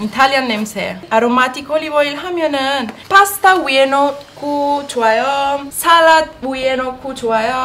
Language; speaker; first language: Korean; non-native, learner; Italian